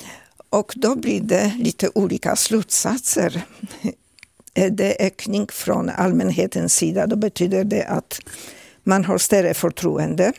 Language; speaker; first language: Swedish; non-native, fluent; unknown